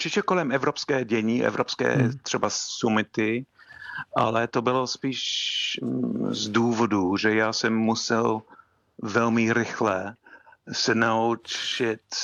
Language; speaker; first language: Czech; non-native, fluent; English